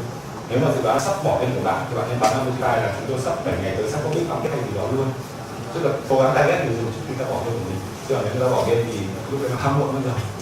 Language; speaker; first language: Vietnamese; native; Vietnamese